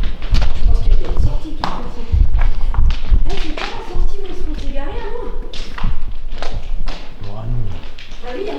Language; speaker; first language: French; native; French